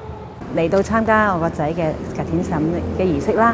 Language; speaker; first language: Cantonese; non-native, fluent; Thai